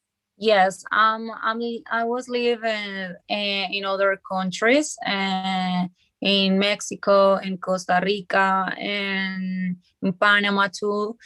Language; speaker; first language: English; non-native, learner; Spanish